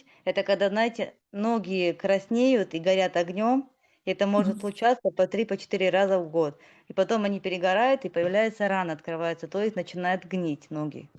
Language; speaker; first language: Russian; native; Russian